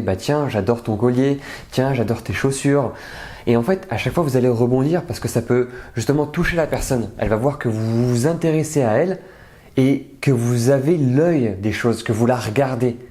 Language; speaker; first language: French; native; French